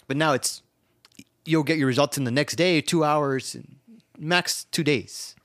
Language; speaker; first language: English; native; English